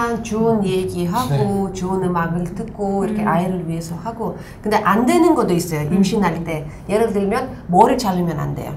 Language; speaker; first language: Korean; non-native, local second language; Uzbek